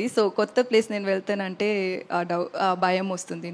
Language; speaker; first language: Telugu; non-native, learner; Tamil